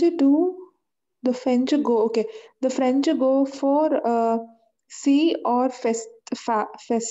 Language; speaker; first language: English; non-native, learner; French